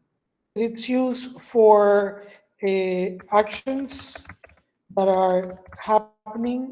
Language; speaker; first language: English; non-native, fluent; Spanish